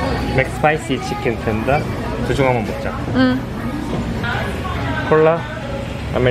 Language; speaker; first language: Korean; native; Korean